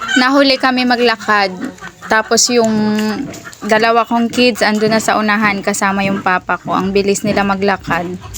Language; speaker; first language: Filipino; non-native, local second language; Cebuano